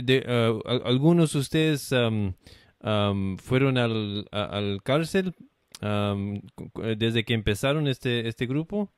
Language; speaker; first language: Spanish; non-native, learner; English